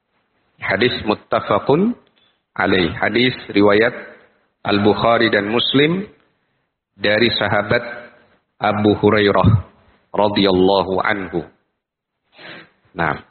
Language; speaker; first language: Indonesian; native; Indonesian